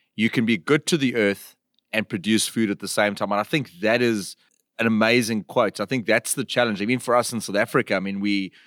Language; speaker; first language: English; native; English